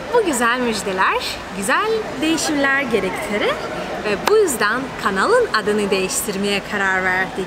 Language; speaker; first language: Turkish; non-native, fluent; Russian